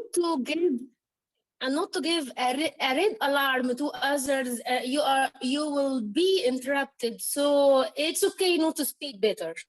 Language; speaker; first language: English; non-native, fluent; Arabic